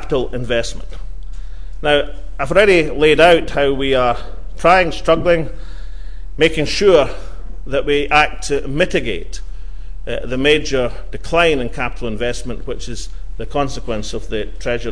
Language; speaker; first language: English; native; English